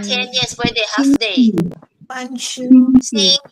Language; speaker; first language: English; non-native, local second language; Filipino